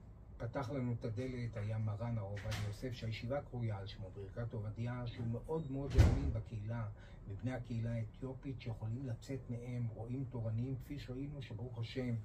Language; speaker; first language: Hebrew; native; Hebrew